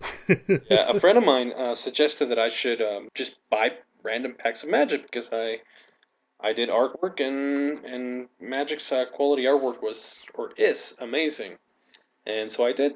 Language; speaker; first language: English; non-native, fluent; Spanish